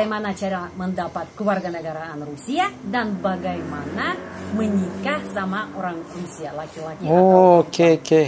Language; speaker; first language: Indonesian; non-native, fluent; Russian